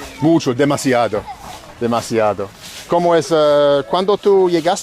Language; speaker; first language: Spanish; non-native, learner; English